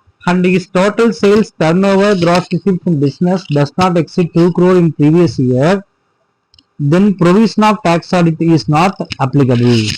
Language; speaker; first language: English; non-native, local second language; Tamil